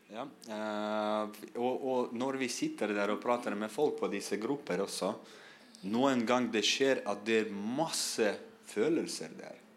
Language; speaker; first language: Norwegian; non-native, learner; Russian